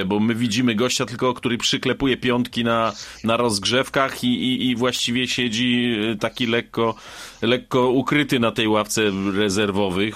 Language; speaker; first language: Polish; native; Polish